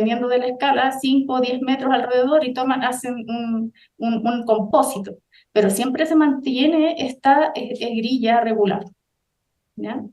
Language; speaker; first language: Spanish; native; Spanish